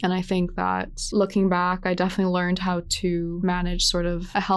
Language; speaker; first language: English; native; English